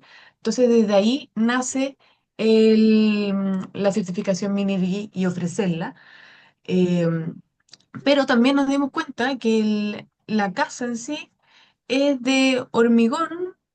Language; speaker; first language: Spanish; native; Spanish